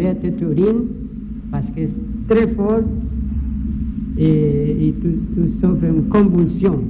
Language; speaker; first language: French; non-native, learner; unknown